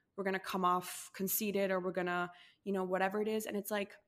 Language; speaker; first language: English; non-native, fluent; Spanish